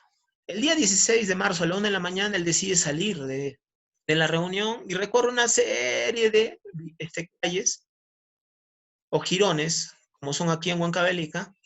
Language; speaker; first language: Spanish; native; Spanish